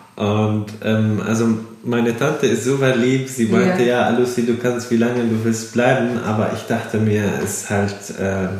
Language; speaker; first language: German; non-native, fluent; Arabic